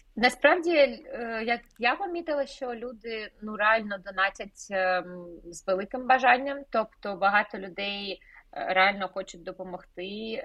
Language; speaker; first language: Ukrainian; native; Ukrainian